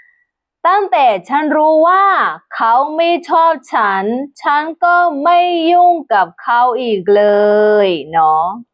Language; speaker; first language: Thai; non-native, fluent; Burmese